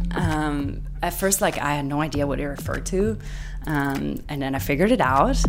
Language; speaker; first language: English; non-native, fluent; Italian